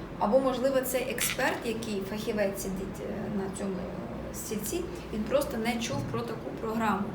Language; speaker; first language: Ukrainian; native; Ukrainian